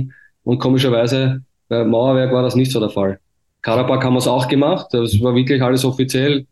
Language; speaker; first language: German; native; German